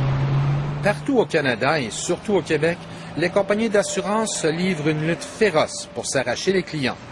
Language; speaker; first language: French; native; French